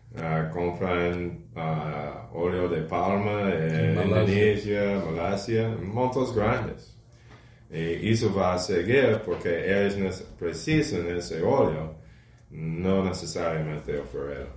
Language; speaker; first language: Portuguese; non-native, fluent; English